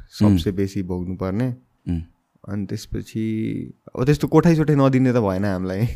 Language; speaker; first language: Nepali; non-native, local second language; Bhojpuri